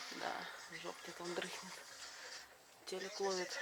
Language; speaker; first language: Russian; native; Russian